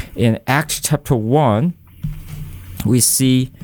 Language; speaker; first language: English; non-native, fluent; Korean